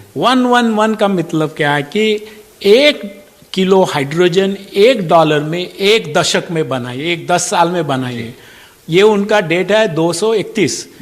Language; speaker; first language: Hindi; non-native, local second language; Marathi